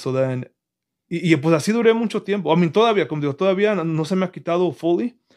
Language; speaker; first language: Spanish; native; Spanish